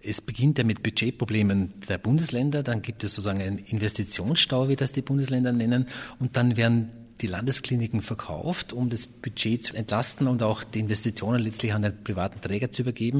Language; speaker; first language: German; native; German